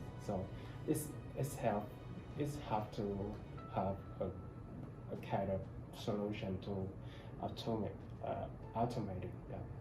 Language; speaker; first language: English; non-native, learner; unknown